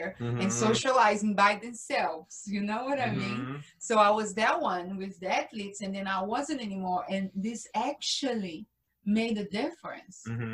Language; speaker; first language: English; non-native, fluent; Portuguese